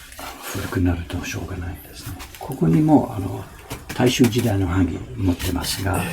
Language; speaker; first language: Japanese; non-native, fluent; English